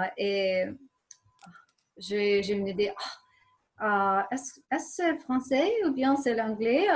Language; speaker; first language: French; non-native, learner; Ukrainian